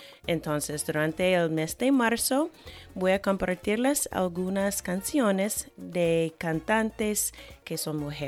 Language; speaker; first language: Spanish; non-native, fluent; English